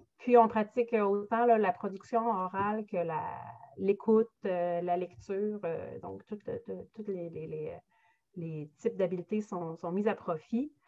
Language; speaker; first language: French; native; French